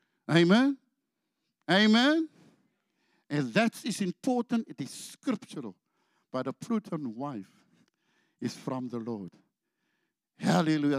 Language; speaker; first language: English; non-native, local second language; Afrikaans